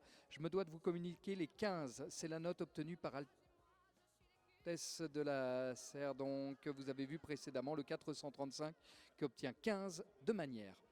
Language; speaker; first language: French; native; French